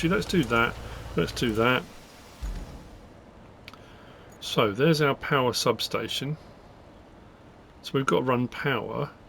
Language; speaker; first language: English; native; English